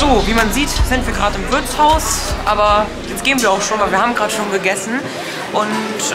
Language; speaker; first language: German; native; German